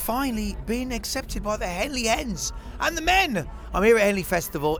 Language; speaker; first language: English; native; English